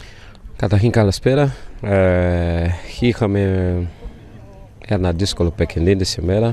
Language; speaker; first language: Greek; non-native, fluent; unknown